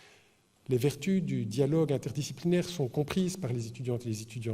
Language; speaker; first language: French; native; French